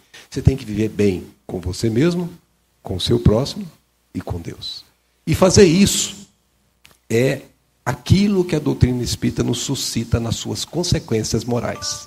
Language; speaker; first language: Portuguese; native; Portuguese